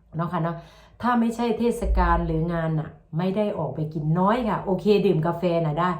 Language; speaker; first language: Thai; native; Thai